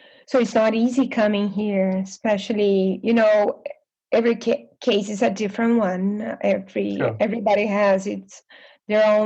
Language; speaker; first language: English; non-native, fluent; Portuguese